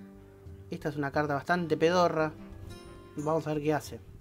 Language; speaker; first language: Spanish; native; Spanish